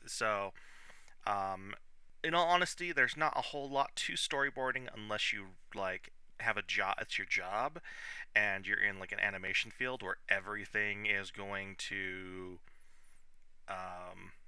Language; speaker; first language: English; native; English